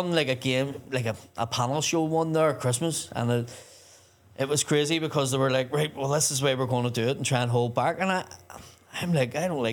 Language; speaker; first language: English; native; English